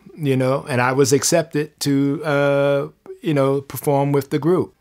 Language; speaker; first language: English; native; English